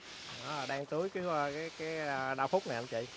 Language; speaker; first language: Vietnamese; native; Vietnamese